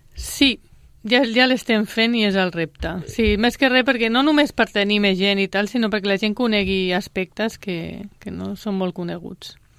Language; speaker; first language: Catalan; native; Catalan